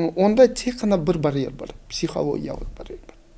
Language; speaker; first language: Kazakh; non-native, local second language; Russian